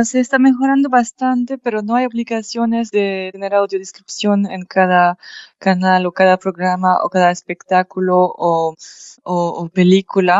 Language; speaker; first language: Spanish; non-native, fluent; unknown